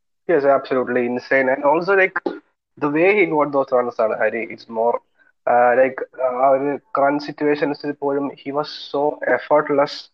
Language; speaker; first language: English; non-native, local second language; Malayalam